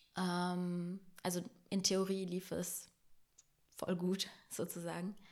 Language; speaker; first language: German; early bilingual, other home language; Portuguese